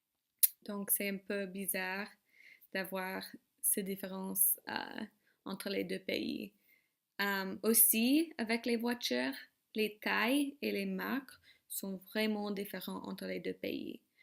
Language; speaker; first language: French; non-native, learner; English